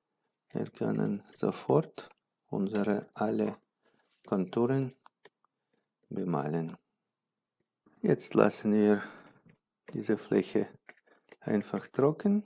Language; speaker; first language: German; non-native, fluent; Russian